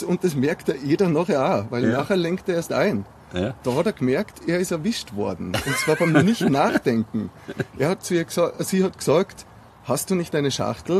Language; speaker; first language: German; native; German